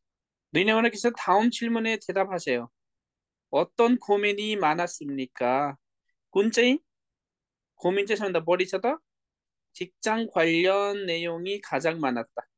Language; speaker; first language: Korean; non-native, fluent; Nepali